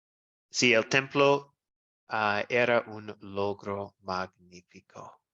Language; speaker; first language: Spanish; non-native, fluent; English